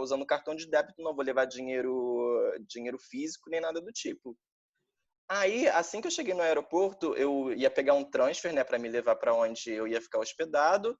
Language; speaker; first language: Portuguese; native; Portuguese